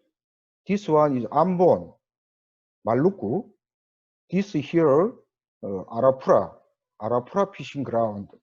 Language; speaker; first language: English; non-native, learner; Korean